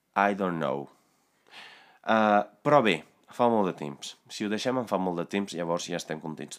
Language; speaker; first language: Catalan; non-native, fluent; Italian